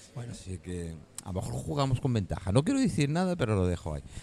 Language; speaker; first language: Spanish; non-native, fluent; English